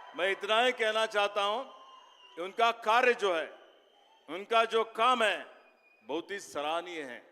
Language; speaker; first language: Hindi; non-native, local second language; Kannada